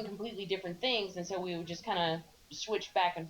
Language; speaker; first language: English; native; English